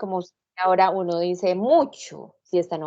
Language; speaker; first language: Spanish; native; Spanish